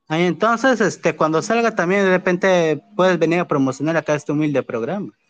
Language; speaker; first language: Spanish; native; Spanish